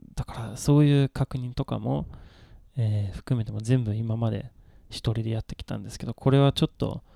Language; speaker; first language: Japanese; non-native, fluent; Swedish